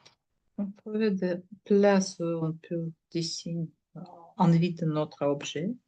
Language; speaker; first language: French; non-native, learner; Russian